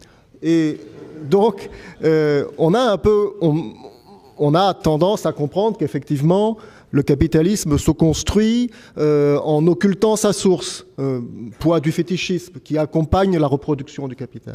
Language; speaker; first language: French; native; French